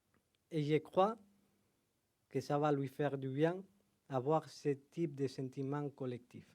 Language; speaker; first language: French; non-native, fluent; Spanish